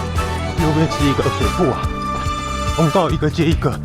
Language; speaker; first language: Chinese; native; Chinese